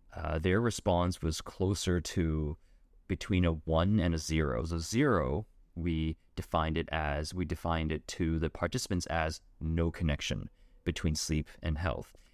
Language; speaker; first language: English; native; English